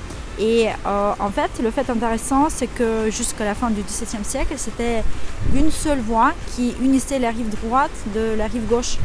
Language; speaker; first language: French; non-native, fluent; Russian